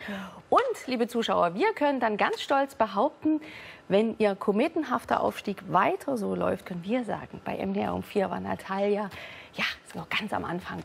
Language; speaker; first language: German; native; German